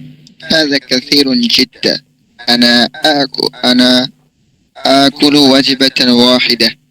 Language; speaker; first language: Arabic; non-native, learner; Bangla